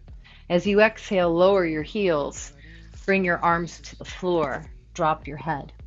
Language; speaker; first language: English; native; English